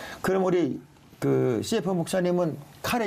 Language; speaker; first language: Korean; native; Korean